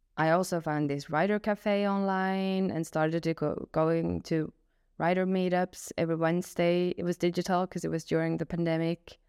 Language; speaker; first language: English; non-native, fluent; Swedish